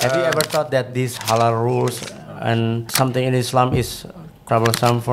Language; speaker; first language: English; non-native, fluent; Indonesian